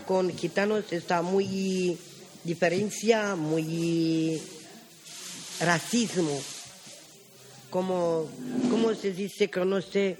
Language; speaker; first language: Spanish; non-native, learner; Romany